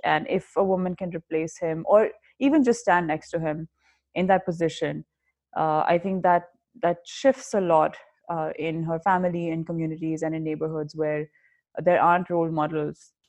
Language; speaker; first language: English; non-native, local second language; Hindi